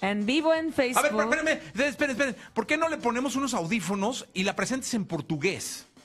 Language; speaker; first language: Spanish; native; Spanish